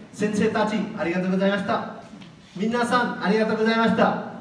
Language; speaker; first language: Japanese; non-native, fluent; Nepali